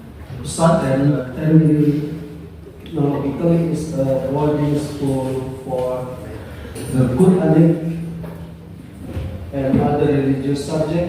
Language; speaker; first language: English; non-native, learner; Indonesian